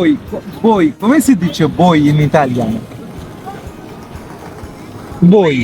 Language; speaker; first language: Italian; non-native, learner; Bangla